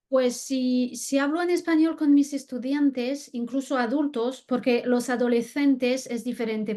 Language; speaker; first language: Spanish; non-native, fluent; French